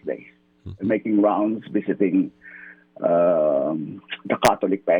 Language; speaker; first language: English; non-native, local second language; Filipino